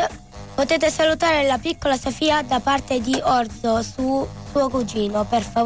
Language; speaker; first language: Italian; native; Italian